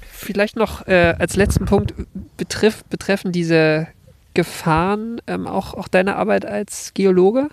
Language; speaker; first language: German; native; German